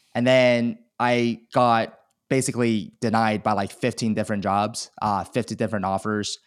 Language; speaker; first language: English; early bilingual, other home language; Chinese